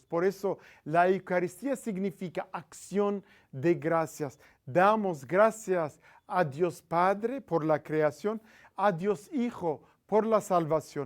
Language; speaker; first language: Spanish; non-native, fluent; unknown